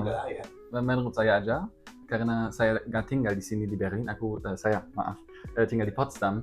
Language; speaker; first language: Indonesian; non-native, learner; German